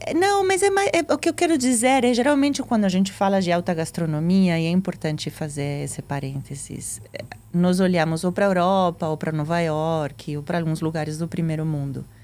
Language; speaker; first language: Portuguese; non-native, fluent; Spanish